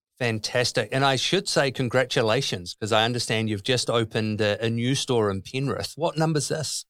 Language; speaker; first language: English; native; English